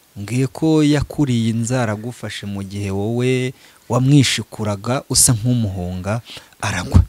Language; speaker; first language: Kinyarwanda; native; Kinyarwanda